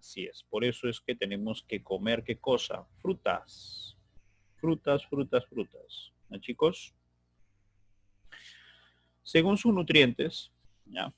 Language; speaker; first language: Spanish; native; Spanish